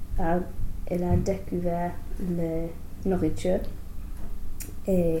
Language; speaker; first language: French; non-native, learner; English